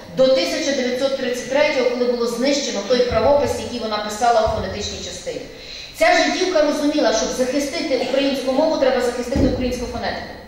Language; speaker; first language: Ukrainian; native; Ukrainian